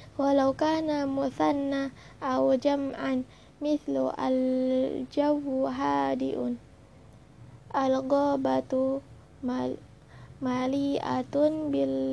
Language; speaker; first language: Arabic; non-native, learner; Indonesian